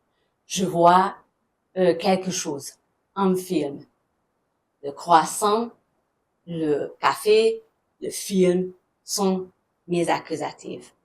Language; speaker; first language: French; non-native, fluent; German